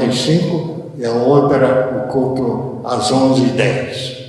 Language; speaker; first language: Portuguese; early bilingual, other home language; Japanese